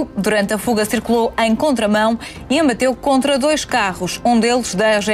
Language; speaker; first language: Portuguese; native; Portuguese